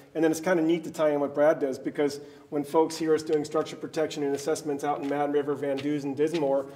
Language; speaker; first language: English; native; English